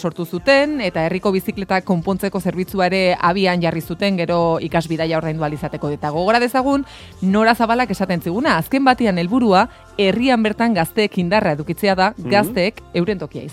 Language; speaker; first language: Basque; native; Basque